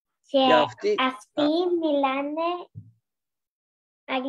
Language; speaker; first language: Greek; non-native, learner; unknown